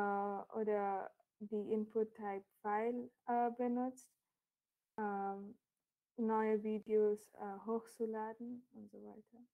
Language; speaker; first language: German; non-native, fluent; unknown